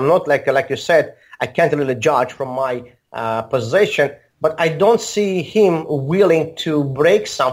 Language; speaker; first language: English; non-native, fluent; Azerbaijani